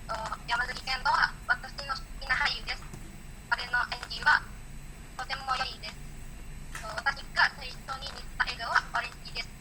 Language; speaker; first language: Japanese; non-native, learner; Indonesian